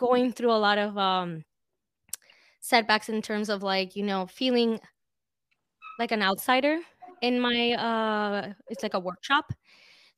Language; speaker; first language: English; early bilingual, other home language; Spanish